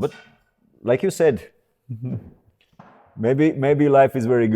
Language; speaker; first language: English; non-native, fluent; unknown